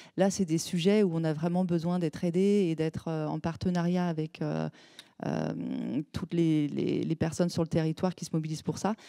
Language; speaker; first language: French; native; French